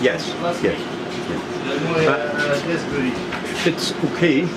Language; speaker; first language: English; non-native, learner; German